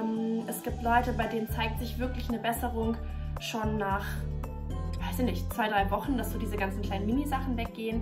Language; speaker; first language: German; native; German